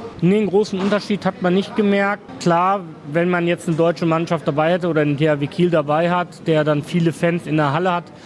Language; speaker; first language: German; native; German